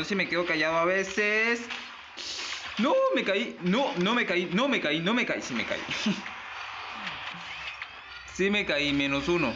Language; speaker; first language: Spanish; native; Spanish